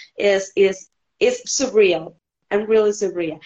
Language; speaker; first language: English; non-native, learner; Spanish